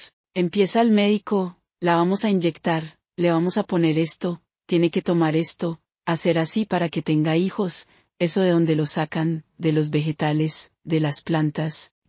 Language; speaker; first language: Spanish; native; Spanish